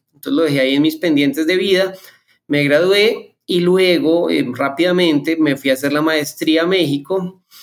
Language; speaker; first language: Spanish; native; Spanish